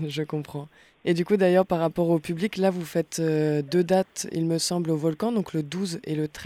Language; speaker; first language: French; native; French